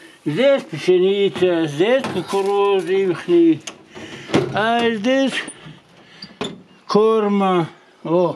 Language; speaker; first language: Russian; non-native, local second language; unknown